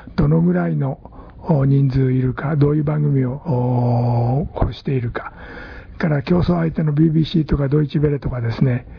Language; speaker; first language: Japanese; native; Japanese